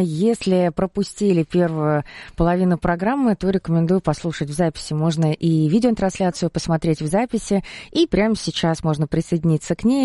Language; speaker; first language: Russian; native; Russian